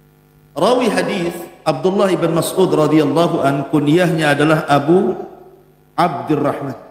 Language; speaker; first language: Indonesian; native; Indonesian